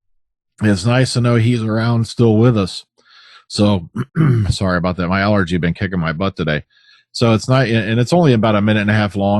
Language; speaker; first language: English; native; English